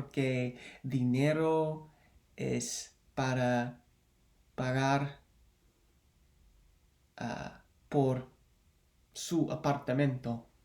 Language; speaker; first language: Spanish; non-native, learner; English